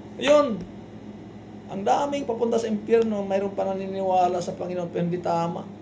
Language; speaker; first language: Filipino; non-native, local second language; Waray